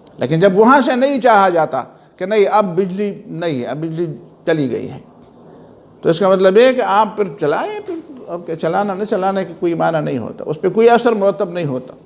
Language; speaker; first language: Urdu; non-native, local second language; Pashto